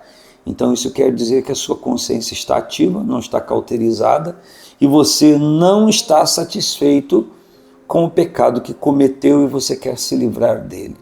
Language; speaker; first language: Portuguese; native; Portuguese